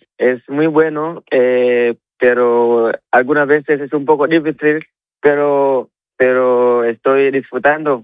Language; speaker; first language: Spanish; non-native, learner; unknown